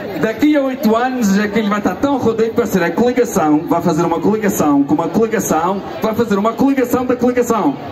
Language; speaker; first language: Portuguese; early bilingual, heritage; Portuguese